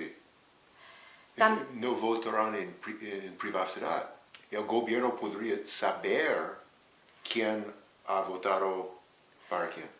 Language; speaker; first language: Spanish; non-native, fluent; English